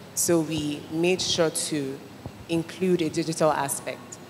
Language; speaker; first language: English; non-native, local second language; Igbo